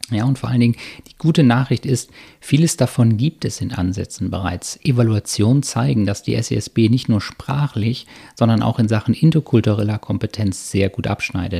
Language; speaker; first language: German; native; German